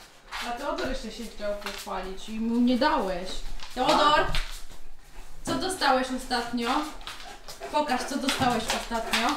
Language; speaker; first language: Polish; native; Polish